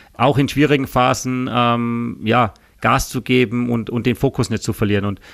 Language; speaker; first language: German; native; German